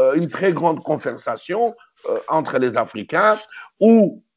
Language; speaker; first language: French; non-native, local second language; Luba-Lulua